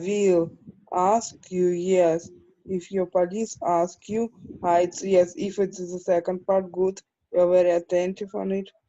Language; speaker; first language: English; non-native, fluent; Ukrainian